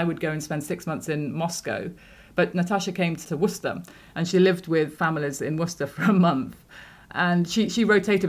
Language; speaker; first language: English; native; English